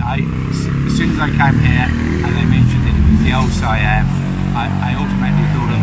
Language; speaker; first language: English; native; English